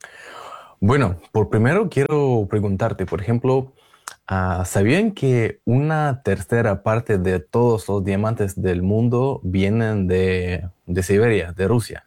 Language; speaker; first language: Spanish; non-native, fluent; Russian